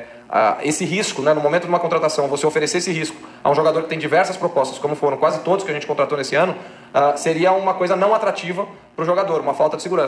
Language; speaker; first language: Portuguese; native; Portuguese